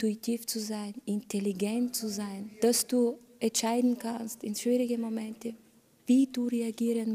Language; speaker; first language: German; non-native, fluent; Bulgarian